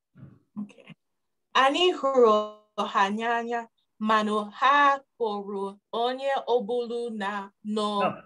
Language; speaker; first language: Igbo; early bilingual, heritage; Igbo